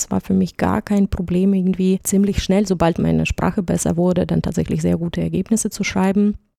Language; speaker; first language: German; non-native, fluent; Russian